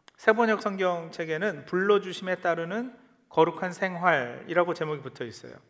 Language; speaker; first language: Korean; early bilingual, heritage; Korean